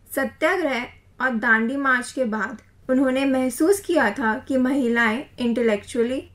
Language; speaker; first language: Hindi; native; Hindi